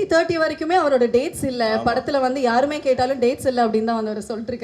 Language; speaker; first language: Tamil; native; Tamil